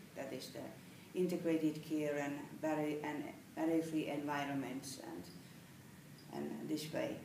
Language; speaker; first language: English; non-native, fluent; Finnish